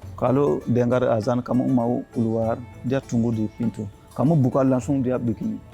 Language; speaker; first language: Indonesian; non-native, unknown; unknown